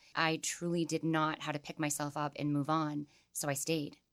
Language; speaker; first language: English; native; English